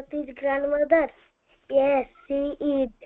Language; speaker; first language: English; non-native, learner; Odia